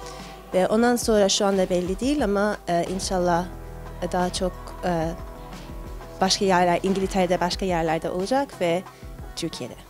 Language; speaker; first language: Turkish; early bilingual, heritage; Turkish